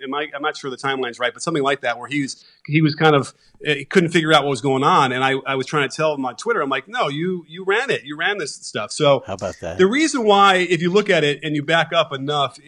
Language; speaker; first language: English; native; English